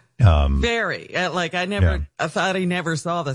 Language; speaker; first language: English; native; English